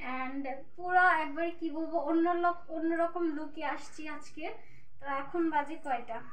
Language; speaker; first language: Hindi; non-native, learner; Bangla